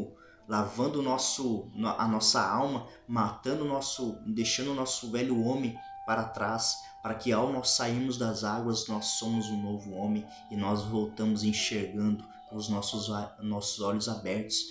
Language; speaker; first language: Portuguese; native; Portuguese